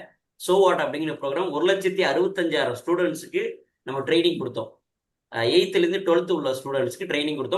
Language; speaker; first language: Tamil; native; Tamil